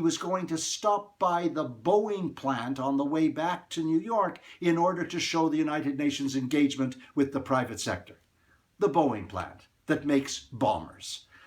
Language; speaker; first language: English; native; English